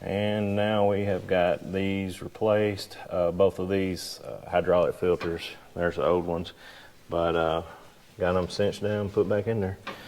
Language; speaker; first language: English; native; English